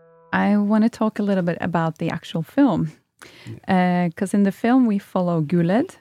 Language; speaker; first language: English; non-native, fluent; Norwegian